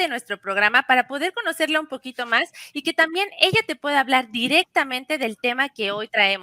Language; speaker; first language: Spanish; native; Spanish